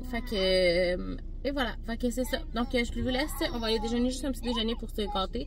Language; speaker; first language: French; native; French